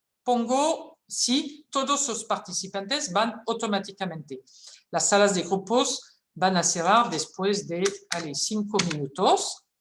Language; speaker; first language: Spanish; non-native, fluent; French